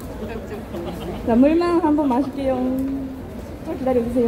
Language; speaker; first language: Korean; non-native, fluent; Japanese